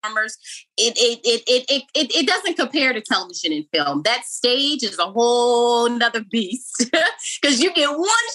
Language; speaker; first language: English; native; English